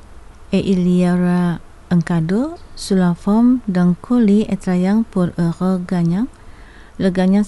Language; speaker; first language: French; non-native, fluent; Indonesian